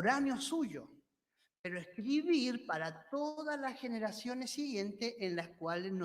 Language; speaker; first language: Spanish; native; Spanish